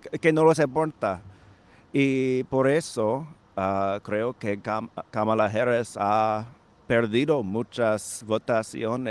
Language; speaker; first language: Spanish; non-native, fluent; English